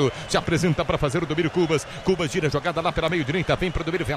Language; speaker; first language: Portuguese; native; Portuguese